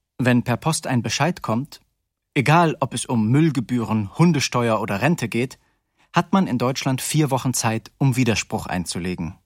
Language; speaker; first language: German; native; German